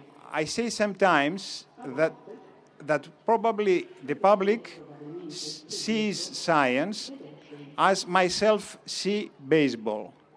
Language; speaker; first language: English; non-native, fluent; Greek